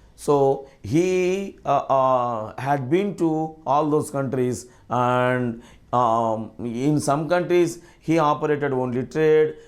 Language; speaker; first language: English; non-native, local second language; Telugu